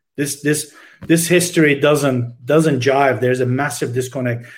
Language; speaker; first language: English; non-native, fluent; Turkish